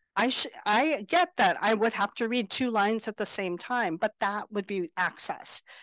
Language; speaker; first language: English; native; English